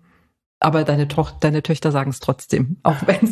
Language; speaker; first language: German; native; German